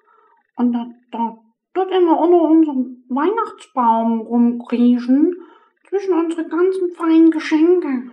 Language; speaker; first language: German; native; German